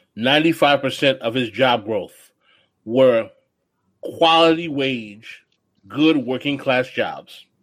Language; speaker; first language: English; early bilingual, other home language; Haitian Creole